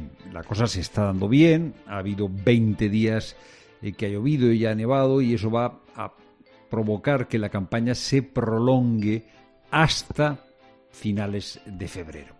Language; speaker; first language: Spanish; native; Spanish